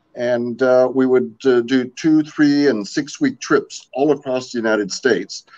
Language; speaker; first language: English; native; English